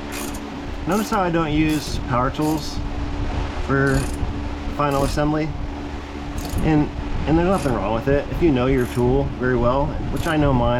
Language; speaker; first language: English; native; English